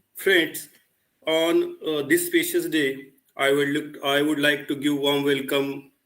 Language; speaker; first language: English; non-native, local second language; Marathi